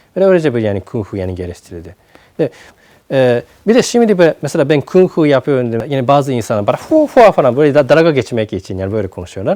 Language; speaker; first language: Turkish; non-native, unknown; Japanese